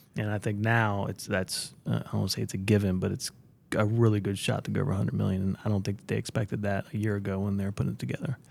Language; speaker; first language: English; native; English